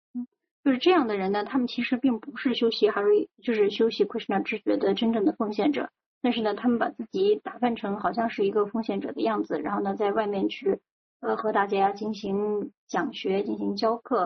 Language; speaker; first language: Chinese; native; Chinese